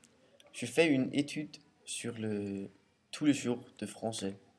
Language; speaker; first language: French; non-native, learner; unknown